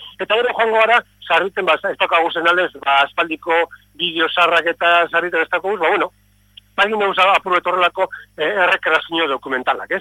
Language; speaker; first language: Basque; native; Basque